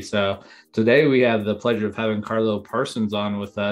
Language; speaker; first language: English; native; English